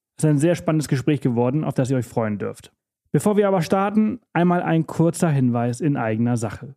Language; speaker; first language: German; native; German